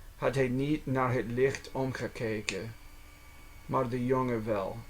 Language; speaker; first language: Dutch; non-native, learner; English